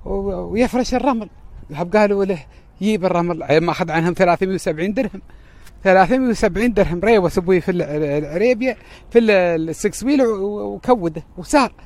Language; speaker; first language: Arabic; native; Arabic